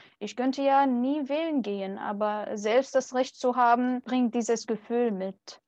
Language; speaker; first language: German; non-native, fluent; Arabic